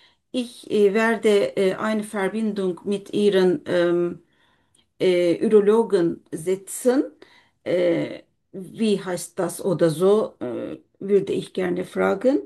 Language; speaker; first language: German; non-native, learner; Turkish